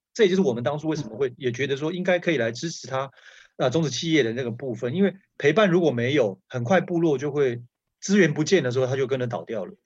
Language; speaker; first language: Chinese; native; Chinese